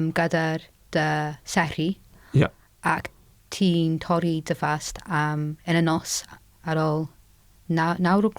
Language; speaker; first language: Welsh; non-native, local second language; English